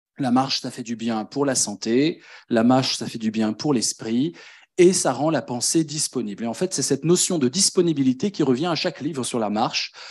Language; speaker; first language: French; native; French